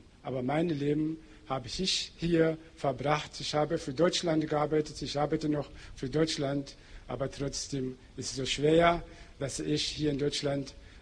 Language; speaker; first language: German; non-native, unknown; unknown